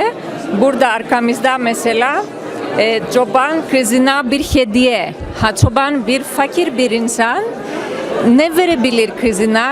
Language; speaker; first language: Turkish; non-native, fluent; Kyrgyz